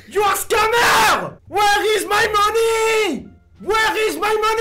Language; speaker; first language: English; non-native, learner; French